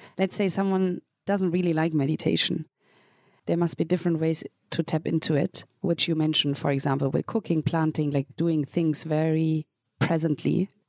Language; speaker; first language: English; non-native, fluent; German